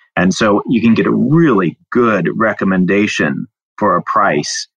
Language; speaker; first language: English; native; English